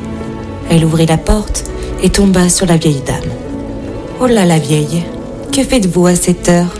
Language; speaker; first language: French; native; French